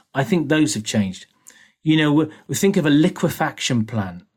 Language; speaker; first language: English; native; English